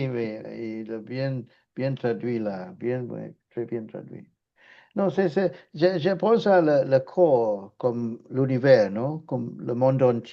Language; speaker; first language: French; non-native, fluent; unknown